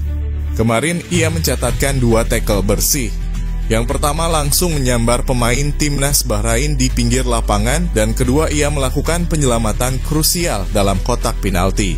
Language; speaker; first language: Indonesian; native; Indonesian